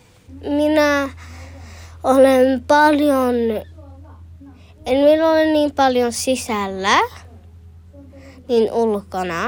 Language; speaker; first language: Finnish; early bilingual, heritage; Finnish